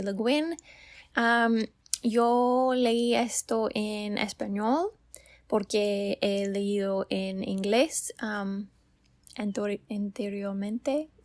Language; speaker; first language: Spanish; non-native, learner; English